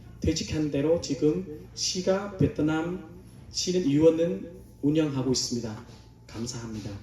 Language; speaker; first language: Korean; non-native, learner; Vietnamese